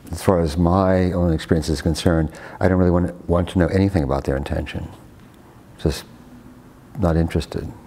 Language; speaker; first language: English; native; English